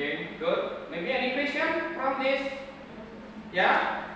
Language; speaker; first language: English; non-native, learner; Indonesian